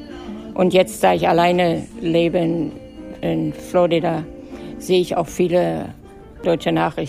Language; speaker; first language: German; native; German